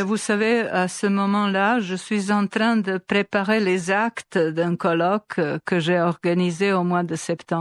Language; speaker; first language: French; non-native, fluent; Serbian